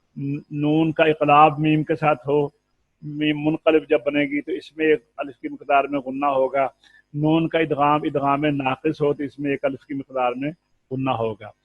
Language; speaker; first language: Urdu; non-native, local second language; Punjabi